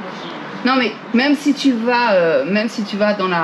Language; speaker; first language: French; native; French